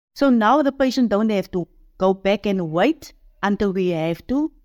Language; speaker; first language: English; non-native, local second language; Afrikaans